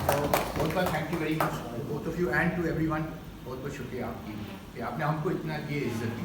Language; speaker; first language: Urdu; non-native, local second language; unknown